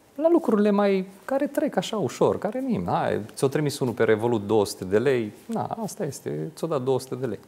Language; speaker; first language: Romanian; non-native, local second language; Hungarian